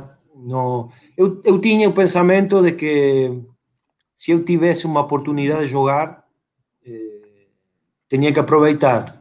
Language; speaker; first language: Portuguese; non-native, fluent; Spanish